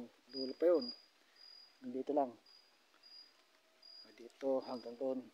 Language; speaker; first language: Filipino; native; Filipino